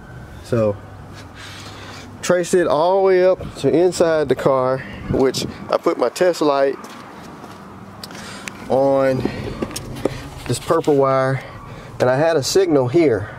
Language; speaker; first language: English; native; English